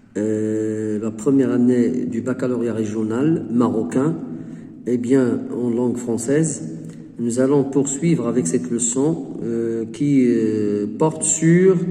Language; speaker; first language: French; non-native, local second language; Arabic